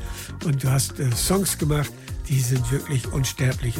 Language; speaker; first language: German; native; German